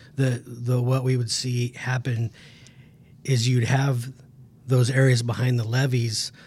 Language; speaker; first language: English; native; English